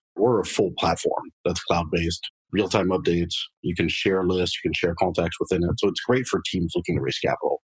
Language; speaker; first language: English; non-native, fluent; French